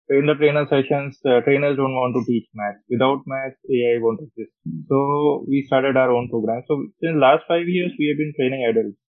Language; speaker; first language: English; non-native, local second language; Hindi